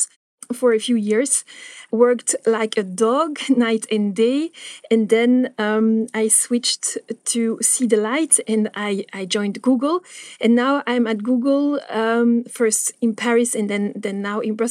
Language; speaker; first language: English; non-native, fluent; Dutch